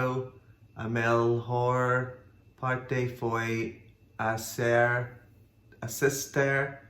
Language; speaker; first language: Portuguese; non-native, learner; English